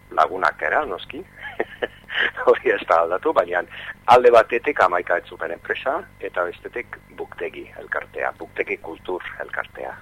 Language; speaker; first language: Basque; non-native, fluent; English